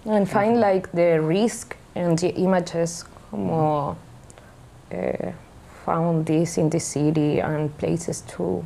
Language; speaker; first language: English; non-native, learner; Spanish